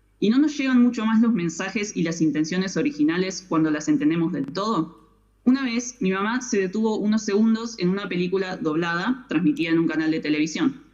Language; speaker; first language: Spanish; native; Spanish